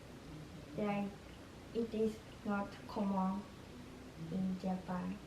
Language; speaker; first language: English; non-native, learner; Japanese